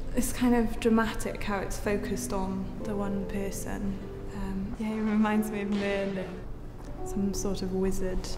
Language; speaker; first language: English; native; English